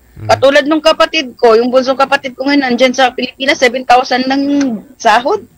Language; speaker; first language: Filipino; non-native, local second language; Iloko